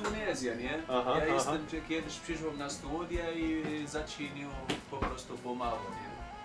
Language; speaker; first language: Polish; non-native, learner; Arabic